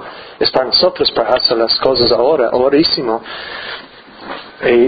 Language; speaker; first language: Spanish; non-native, learner; English